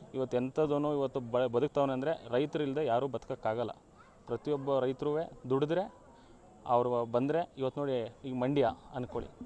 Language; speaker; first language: Kannada; native; Kannada